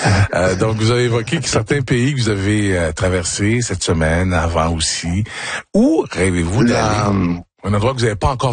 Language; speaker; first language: French; native; French